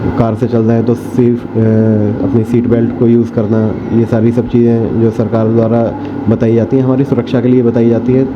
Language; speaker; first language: Hindi; native; Hindi